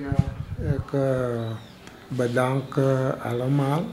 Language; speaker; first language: Dutch; non-native, local second language; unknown